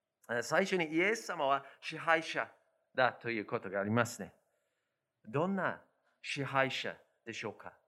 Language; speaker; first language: Japanese; non-native, fluent; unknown